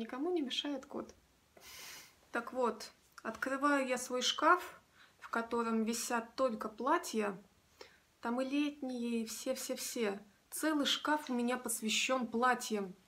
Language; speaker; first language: Russian; native; Russian